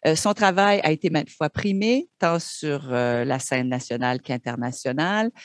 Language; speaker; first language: French; native; French